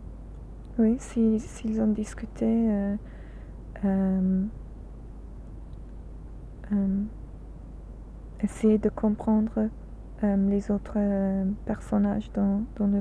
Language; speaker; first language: French; non-native, learner; English